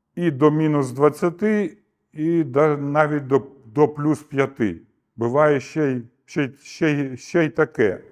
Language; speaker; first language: Ukrainian; non-native, local second language; Russian